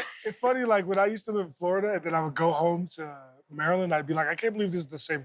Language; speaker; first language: English; native; English